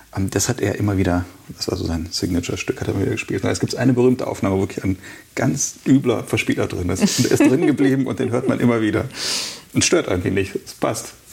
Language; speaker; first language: German; native; German